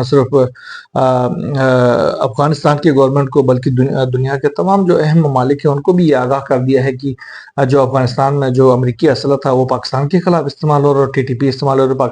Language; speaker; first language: Urdu; native; Urdu